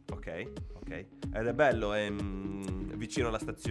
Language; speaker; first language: Italian; native; Italian